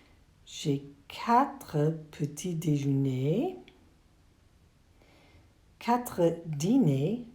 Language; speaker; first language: French; non-native, learner; English